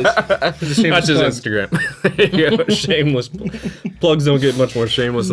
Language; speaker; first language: English; native; English